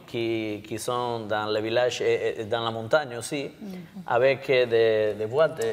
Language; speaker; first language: French; non-native, learner; Basque